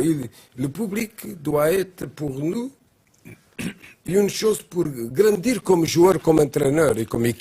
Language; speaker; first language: French; non-native, learner; Portuguese